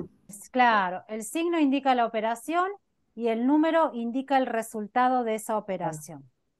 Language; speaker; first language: Spanish; native; Spanish